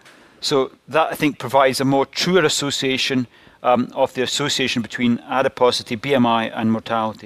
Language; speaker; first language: English; native; English